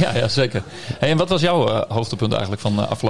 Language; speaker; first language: Dutch; native; Dutch